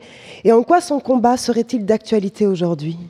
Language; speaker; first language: French; native; French